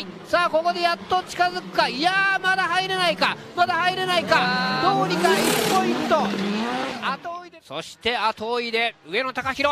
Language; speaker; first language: Japanese; native; Japanese